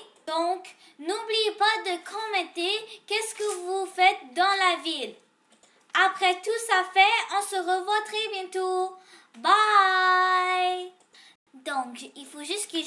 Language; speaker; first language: French; non-native, local second language; English